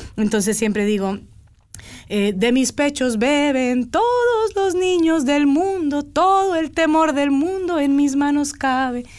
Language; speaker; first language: Spanish; native; Spanish